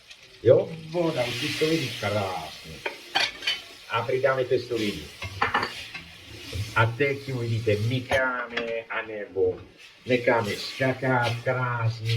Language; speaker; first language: Czech; non-native, learner; Italian